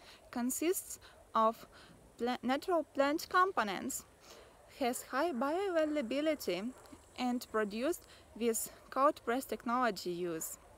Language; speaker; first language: English; non-native, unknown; Ukrainian